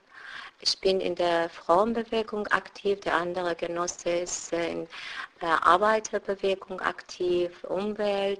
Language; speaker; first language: German; non-native, fluent; Persian